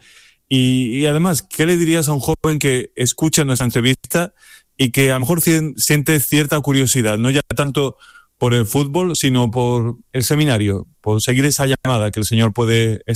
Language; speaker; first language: Spanish; native; Spanish